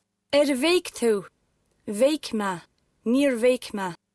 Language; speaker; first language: Irish; non-native, learner; English